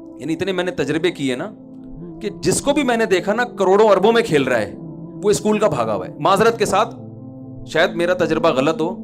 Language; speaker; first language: Urdu; native; Urdu